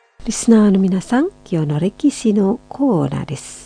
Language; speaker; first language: Japanese; non-native, fluent; Indonesian